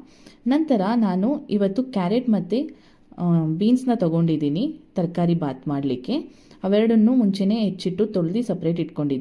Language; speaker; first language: Kannada; native; Kannada